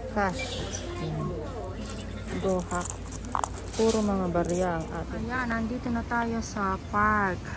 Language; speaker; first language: Filipino; native; Filipino